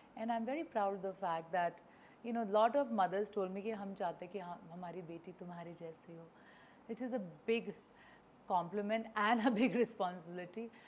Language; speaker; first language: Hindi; non-native, local second language; Bhojpuri